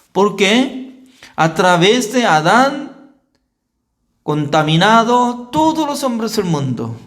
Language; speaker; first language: Spanish; non-native, fluent; Korean